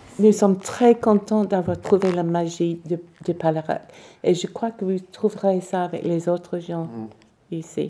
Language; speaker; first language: French; non-native, learner; English